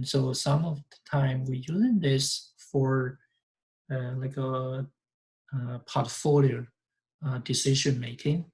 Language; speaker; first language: English; non-native, fluent; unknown